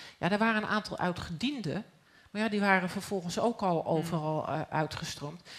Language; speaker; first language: Dutch; native; Dutch